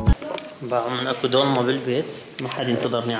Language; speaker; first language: Arabic; native; Arabic